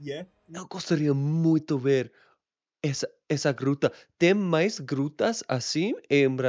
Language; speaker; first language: Portuguese; non-native, learner; English